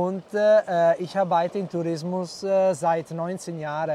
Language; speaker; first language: German; non-native, learner; Italian